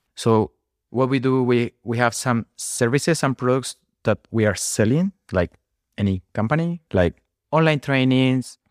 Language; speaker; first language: English; non-native, fluent; Spanish